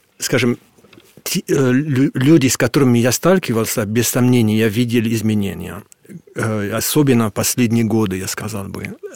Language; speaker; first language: Russian; non-native, fluent; French